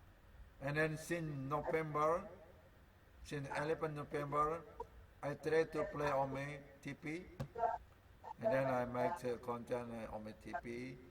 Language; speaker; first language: English; non-native, learner; Sasak